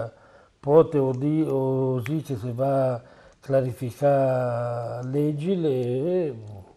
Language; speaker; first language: Romanian; non-native, learner; Italian